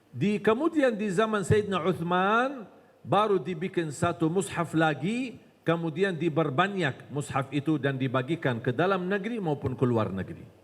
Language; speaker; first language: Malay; non-native, fluent; Arabic